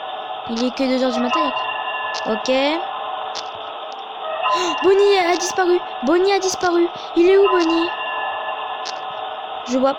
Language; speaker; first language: French; native; French